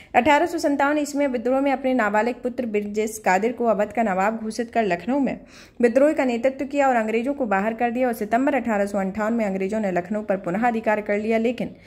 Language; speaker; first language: Hindi; native; Hindi